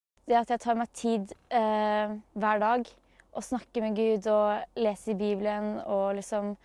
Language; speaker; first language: Norwegian; native; Norwegian